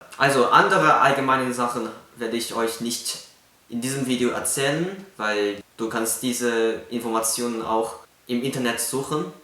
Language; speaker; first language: German; non-native, fluent; Cantonese